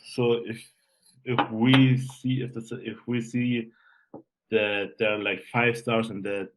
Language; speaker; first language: English; non-native, fluent; German